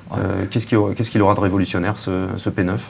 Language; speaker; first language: French; native; French